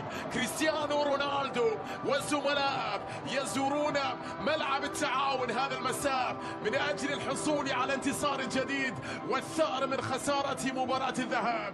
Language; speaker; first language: Arabic; native; Arabic